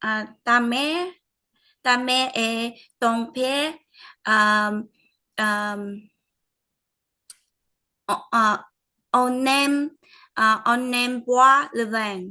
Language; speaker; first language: French; non-native, learner; Vietnamese